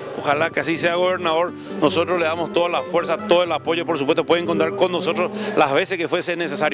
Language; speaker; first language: Spanish; native; Spanish